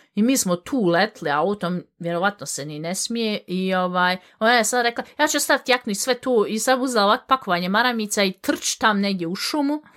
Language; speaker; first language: Bosnian; early bilingual, heritage; Bosnian